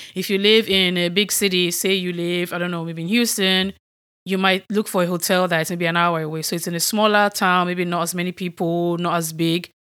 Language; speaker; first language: English; non-native, local second language; Yoruba